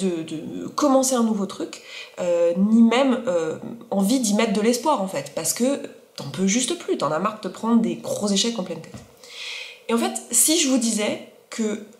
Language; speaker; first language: French; native; French